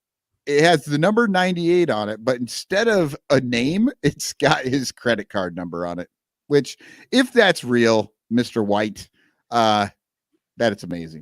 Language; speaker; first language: English; native; English